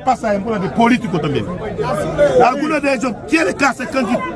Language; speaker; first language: Spanish; non-native, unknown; Haitian Creole